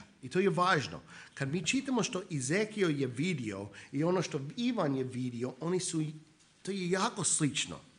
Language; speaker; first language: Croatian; non-native, fluent; English